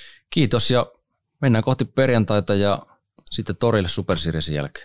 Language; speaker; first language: Finnish; native; Finnish